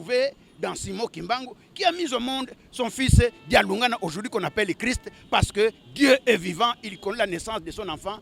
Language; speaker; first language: French; non-native, local second language; Lingala